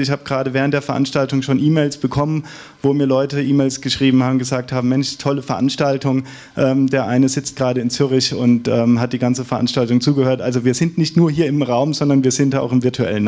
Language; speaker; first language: German; native; German